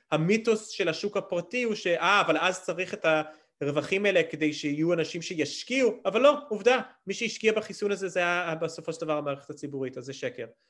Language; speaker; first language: Hebrew; early bilingual, other home language; English